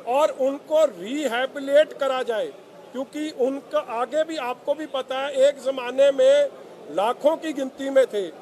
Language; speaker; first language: Hindi; non-native, local second language; Punjabi